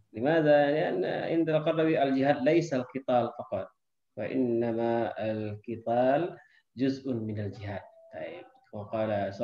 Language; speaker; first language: Arabic; non-native, fluent; Indonesian